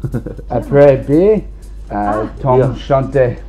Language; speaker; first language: French; non-native, learner; English